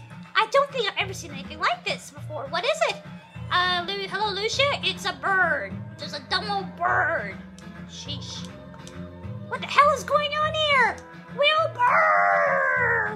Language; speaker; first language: English; native; English